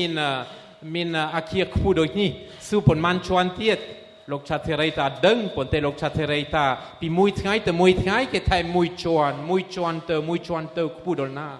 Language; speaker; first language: Khmer; non-native, fluent; French